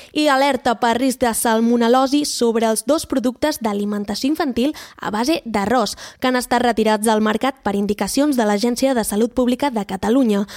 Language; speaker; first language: Catalan; native; Catalan